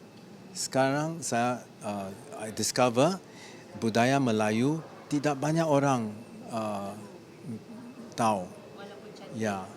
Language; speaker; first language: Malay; non-native, learner; English